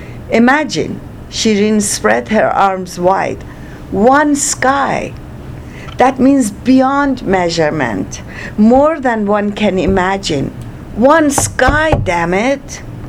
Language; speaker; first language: English; non-native, fluent; Persian